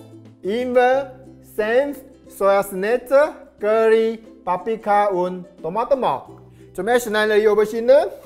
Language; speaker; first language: German; non-native, learner; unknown